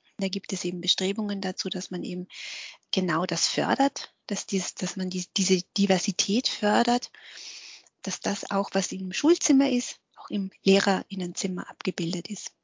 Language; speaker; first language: German; early bilingual, other home language; Vietnamese